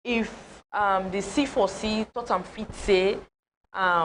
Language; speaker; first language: English; non-native, local second language; Krio